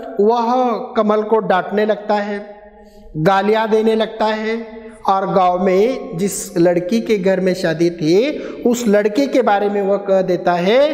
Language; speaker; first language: Hindi; non-native, local second language; Marathi